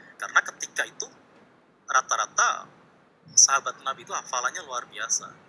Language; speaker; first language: Indonesian; native; Indonesian